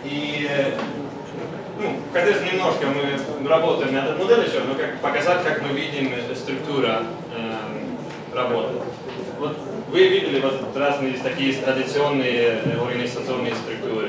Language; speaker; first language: Russian; non-native, learner; Swedish